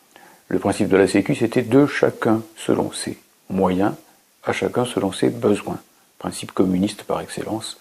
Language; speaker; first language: French; native; French